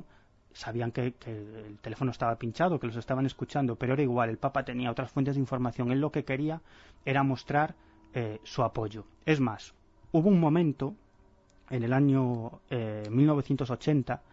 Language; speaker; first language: Spanish; native; Spanish